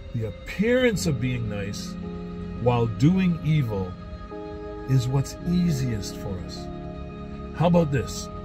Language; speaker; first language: English; native; English